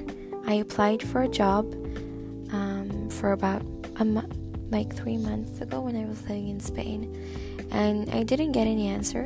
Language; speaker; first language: English; non-native, fluent; Swedish